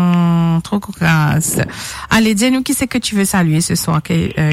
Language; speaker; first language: French; non-native, local second language; Morisyen